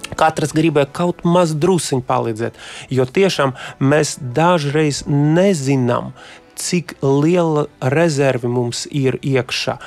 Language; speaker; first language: Latvian; non-native, local second language; Russian